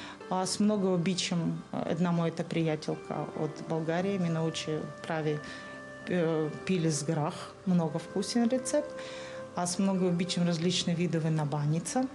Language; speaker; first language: Bulgarian; non-native, learner; Russian